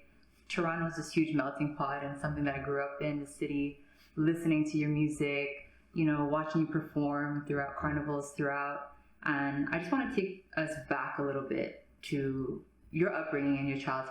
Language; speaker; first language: English; native; English